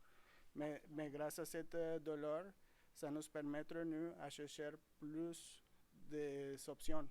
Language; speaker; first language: French; non-native, fluent; Spanish